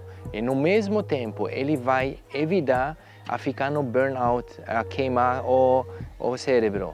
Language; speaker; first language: Portuguese; non-native, fluent; German